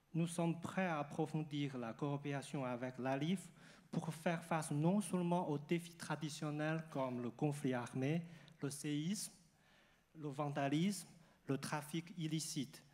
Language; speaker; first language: French; non-native, fluent; Chinese